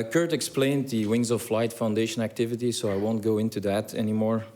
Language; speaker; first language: English; non-native, fluent; Dutch